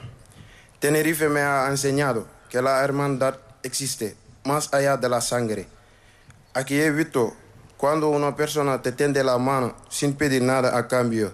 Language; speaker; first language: Spanish; non-native, learner; Wolof